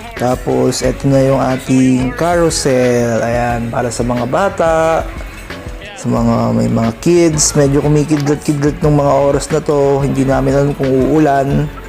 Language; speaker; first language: Filipino; non-native, local second language; Pangasinan